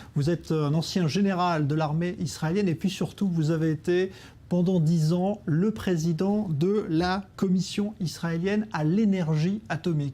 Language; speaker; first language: French; native; French